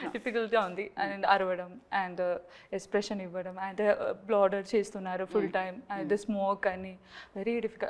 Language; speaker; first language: Telugu; non-native, learner; Malayalam